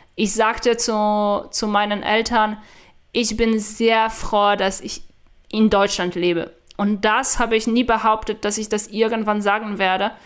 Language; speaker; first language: German; non-native, fluent; Polish